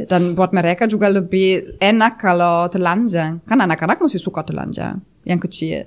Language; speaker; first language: Indonesian; non-native, fluent; German